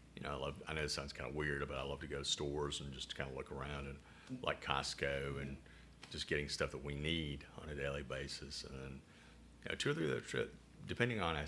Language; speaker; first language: English; native; English